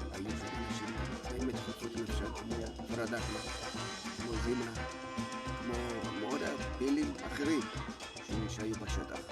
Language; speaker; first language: Hebrew; non-native, fluent; Amharic